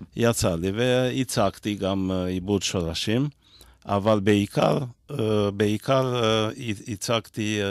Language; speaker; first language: Hebrew; non-native, fluent; Romanian